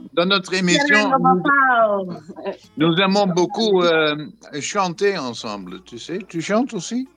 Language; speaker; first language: French; non-native, learner; Dutch